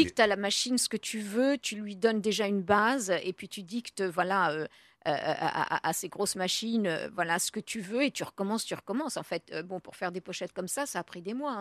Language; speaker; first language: French; native; French